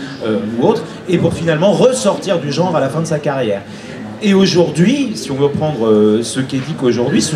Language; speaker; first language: French; native; French